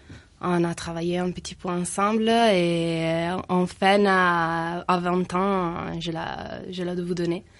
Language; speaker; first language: French; non-native, fluent; Italian